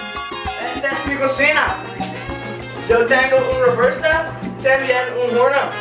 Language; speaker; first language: Spanish; non-native, learner; English